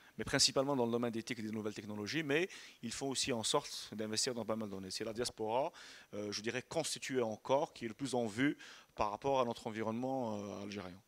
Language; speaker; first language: French; non-native, local second language; Arabic